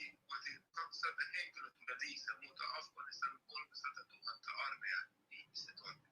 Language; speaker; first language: Finnish; non-native, learner; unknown